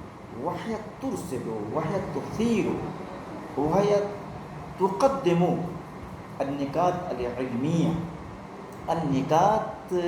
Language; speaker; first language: Arabic; non-native, fluent; Urdu